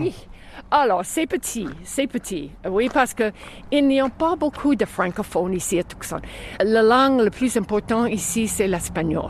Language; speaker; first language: French; non-native, fluent; English